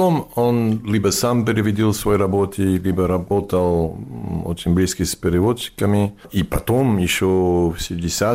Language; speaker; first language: Russian; non-native, learner; English